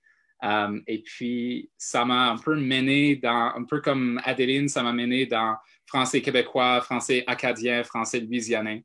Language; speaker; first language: French; non-native, fluent; English